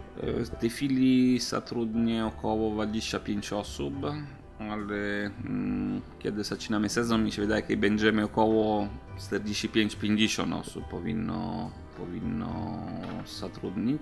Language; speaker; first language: Polish; non-native, learner; Italian